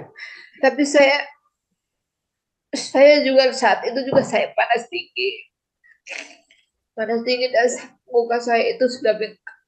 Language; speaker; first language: Indonesian; non-native, local second language; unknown